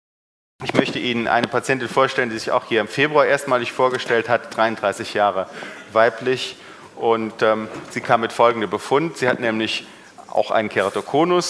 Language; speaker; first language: German; native; German